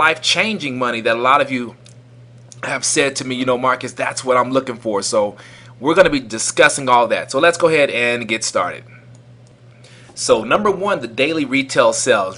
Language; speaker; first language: English; native; English